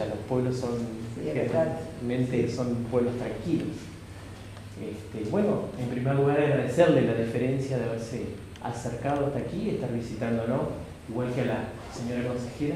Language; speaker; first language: Spanish; native; Spanish